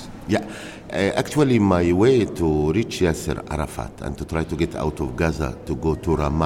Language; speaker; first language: English; non-native, fluent; Arabic